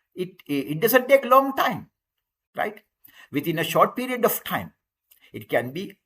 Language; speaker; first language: English; non-native, local second language; Sinhala